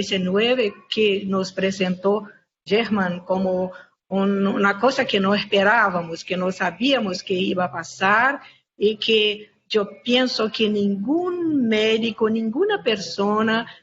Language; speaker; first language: Spanish; non-native, fluent; Portuguese